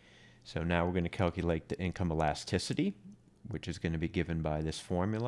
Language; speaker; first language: English; native; English